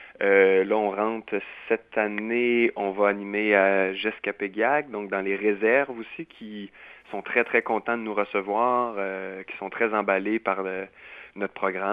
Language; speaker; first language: French; native; French